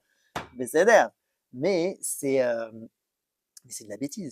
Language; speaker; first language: French; native; French